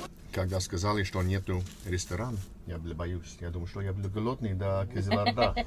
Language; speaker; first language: Russian; non-native, learner; English